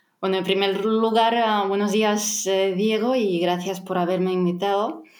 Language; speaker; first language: Spanish; non-native, fluent; Russian